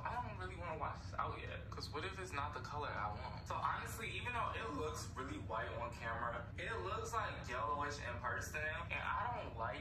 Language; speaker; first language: English; native; English